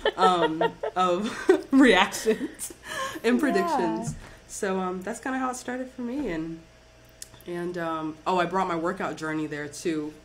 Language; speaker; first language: English; native; English